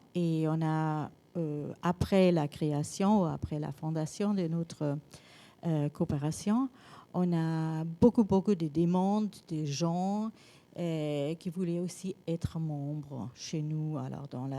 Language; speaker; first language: French; non-native, learner; German